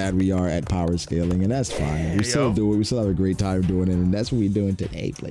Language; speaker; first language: English; native; English